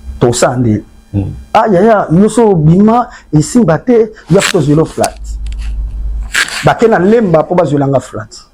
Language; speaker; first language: Lingala; native; Lingala